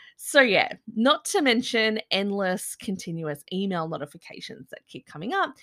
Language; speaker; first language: English; native; English